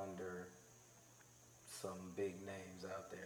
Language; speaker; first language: English; native; English